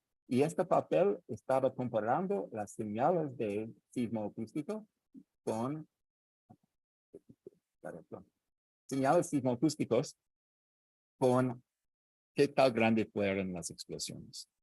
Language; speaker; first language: Spanish; non-native, fluent; English